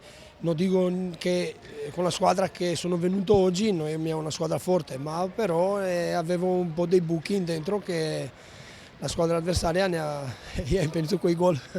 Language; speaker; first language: Italian; non-native, fluent; Romanian